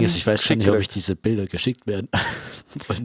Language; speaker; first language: German; native; German